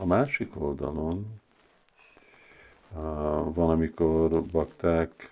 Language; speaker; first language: Hungarian; early bilingual, heritage; Hungarian